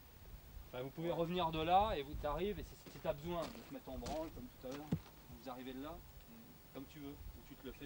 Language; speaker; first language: French; native; French